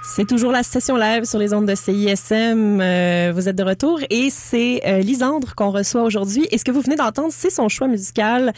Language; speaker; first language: French; native; French